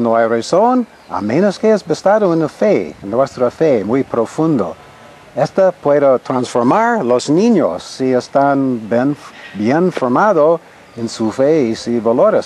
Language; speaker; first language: Spanish; non-native, fluent; English